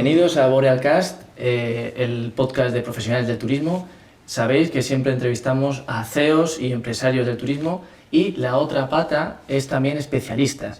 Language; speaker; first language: Spanish; native; Spanish